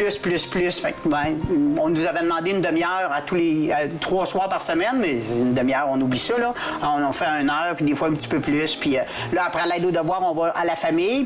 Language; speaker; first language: French; native; French